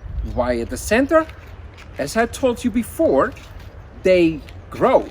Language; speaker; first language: English; non-native, fluent; Dutch